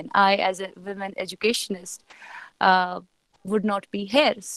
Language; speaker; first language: English; non-native, local second language; Kashmiri